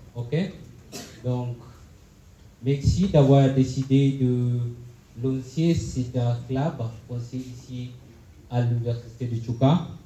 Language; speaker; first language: French; non-native, fluent; Swahili